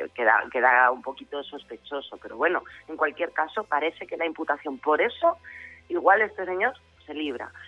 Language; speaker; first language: Spanish; native; Spanish